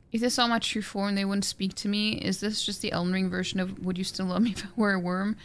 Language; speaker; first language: English; non-native, fluent; Norwegian